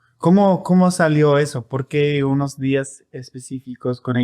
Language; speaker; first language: Spanish; non-native, fluent; English